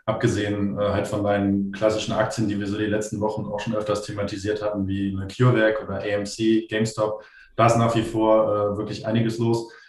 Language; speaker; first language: German; native; German